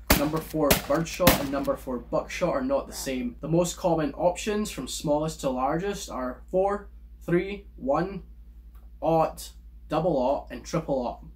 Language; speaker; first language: English; native; English